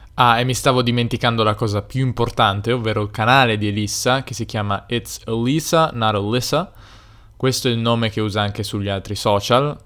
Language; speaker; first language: Italian; native; Italian